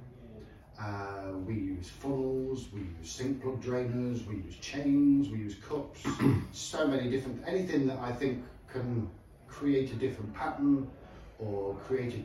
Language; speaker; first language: English; native; English